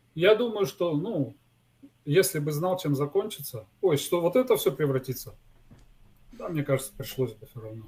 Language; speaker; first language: Russian; native; Russian